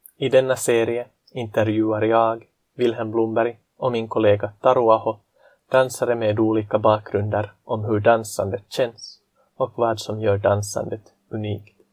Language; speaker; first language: Swedish; native; Swedish